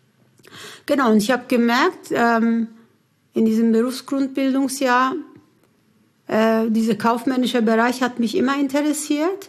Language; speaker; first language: German; early bilingual, other home language; Turkish